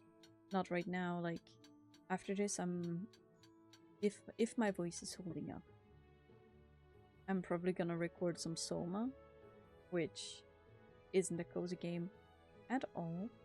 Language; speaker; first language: English; non-native, fluent; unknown